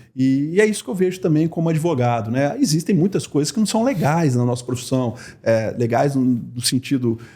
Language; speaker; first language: Portuguese; native; Portuguese